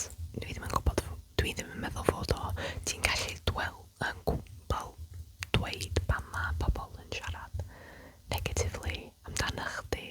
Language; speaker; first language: Welsh; non-native, local second language; English